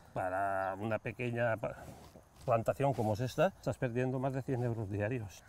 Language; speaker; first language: Spanish; non-native, local second language; Catalan